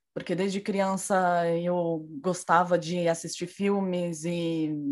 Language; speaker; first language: Portuguese; native; Portuguese